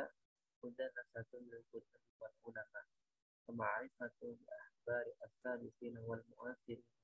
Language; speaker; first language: Arabic; non-native, learner; Indonesian